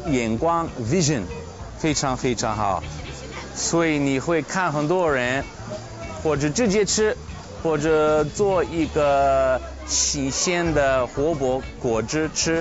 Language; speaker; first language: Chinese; non-native, fluent; English